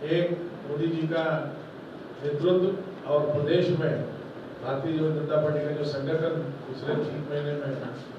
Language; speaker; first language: Hindi; non-native, local second language; Marathi